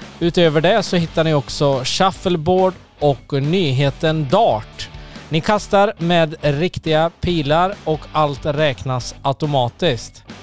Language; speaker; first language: Swedish; native; Swedish